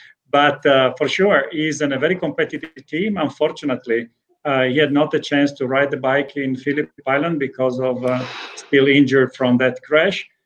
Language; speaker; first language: English; non-native, fluent; Italian